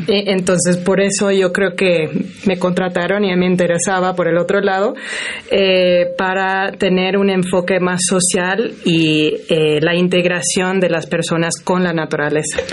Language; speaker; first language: Spanish; non-native, fluent; English